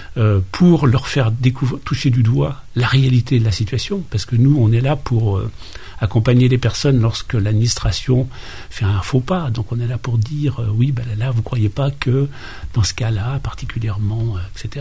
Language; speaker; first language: French; native; French